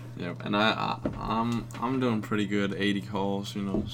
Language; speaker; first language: English; non-native, fluent; Danish